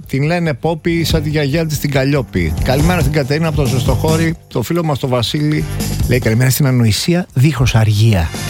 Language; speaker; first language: Greek; native; Greek